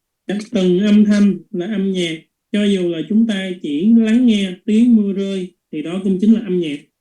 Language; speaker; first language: Vietnamese; native; Vietnamese